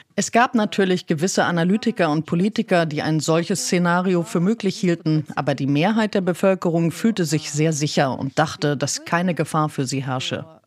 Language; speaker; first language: German; non-native, fluent; Ukrainian